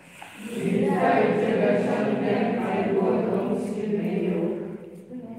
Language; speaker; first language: Chinese; non-native, learner; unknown